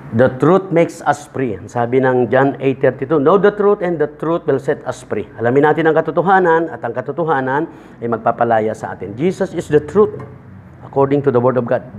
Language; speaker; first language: Filipino; native; Filipino